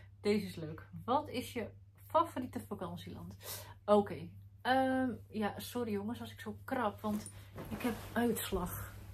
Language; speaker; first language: Dutch; early bilingual, other home language; Arabic